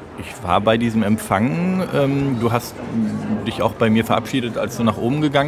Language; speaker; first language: German; native; German